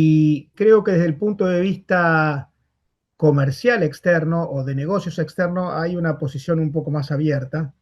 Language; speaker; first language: Spanish; native; Spanish